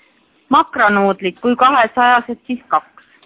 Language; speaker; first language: Estonian; non-native, local second language; Russian